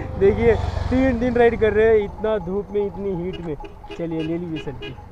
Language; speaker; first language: Hindi; non-native, local second language; Marathi